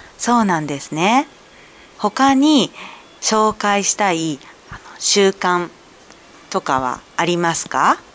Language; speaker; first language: Japanese; native; Japanese